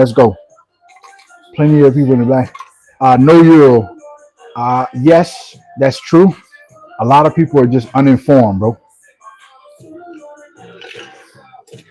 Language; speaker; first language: English; native; English